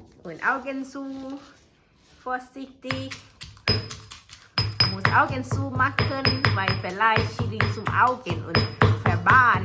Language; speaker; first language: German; non-native, learner; Thai